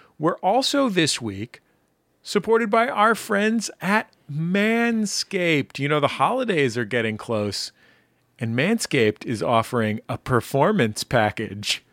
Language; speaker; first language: English; native; English